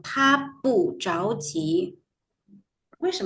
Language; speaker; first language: Chinese; non-native, fluent; Indonesian